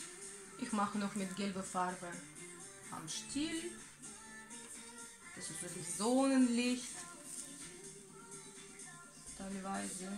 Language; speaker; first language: German; non-native, learner; Russian